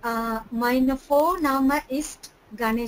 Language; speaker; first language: German; non-native, learner; Tamil